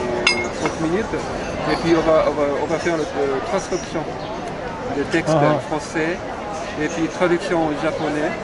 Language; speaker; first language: French; non-native, learner; Japanese